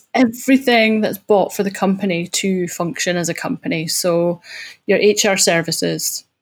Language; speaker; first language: English; native; English